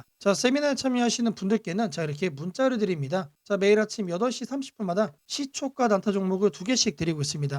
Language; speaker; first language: Korean; native; Korean